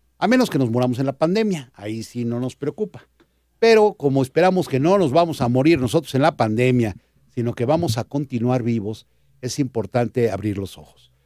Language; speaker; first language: Spanish; native; Spanish